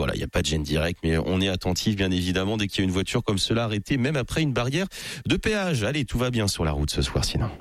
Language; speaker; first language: French; native; French